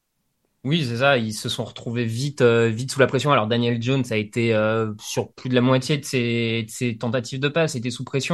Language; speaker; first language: French; native; French